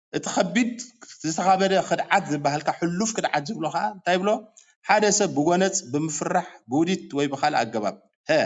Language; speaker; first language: Tigrinya; native; Tigrinya